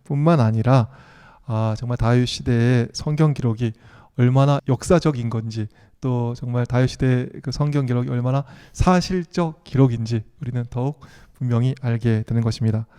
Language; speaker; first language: Korean; native; Korean